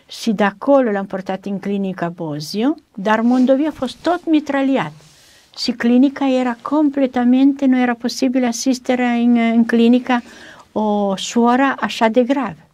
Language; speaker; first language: Romanian; non-native, learner; Italian